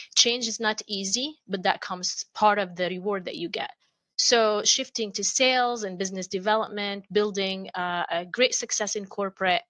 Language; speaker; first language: English; non-native, fluent; Arabic